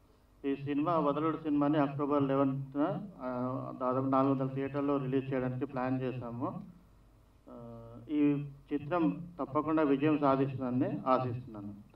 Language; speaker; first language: Telugu; native; Telugu